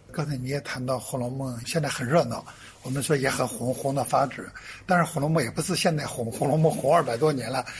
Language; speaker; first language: Chinese; native; Chinese